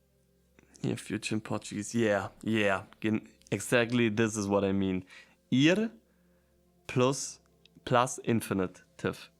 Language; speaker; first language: English; non-native, fluent; German